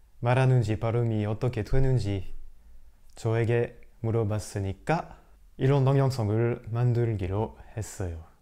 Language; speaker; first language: Korean; non-native, fluent; French